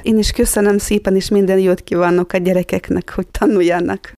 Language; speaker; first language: Hungarian; non-native, fluent; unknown